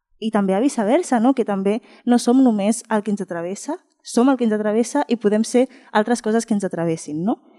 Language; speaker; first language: Catalan; non-native, fluent; Spanish